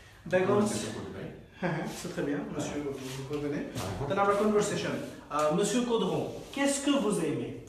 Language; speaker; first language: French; non-native, fluent; Bangla